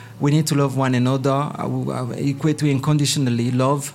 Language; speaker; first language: English; non-native, fluent; Swahili